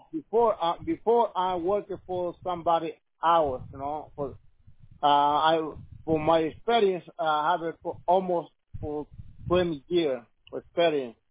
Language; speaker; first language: English; non-native, learner; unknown